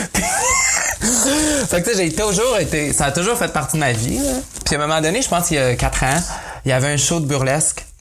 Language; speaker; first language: French; native; French